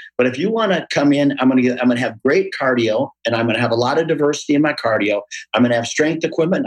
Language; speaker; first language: English; native; English